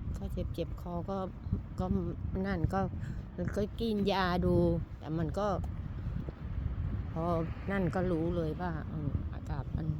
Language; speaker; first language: Thai; native; Thai